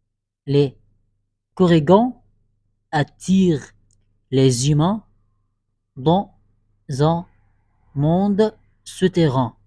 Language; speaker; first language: French; non-native, fluent; Arabic